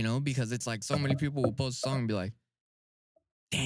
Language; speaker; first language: English; native; English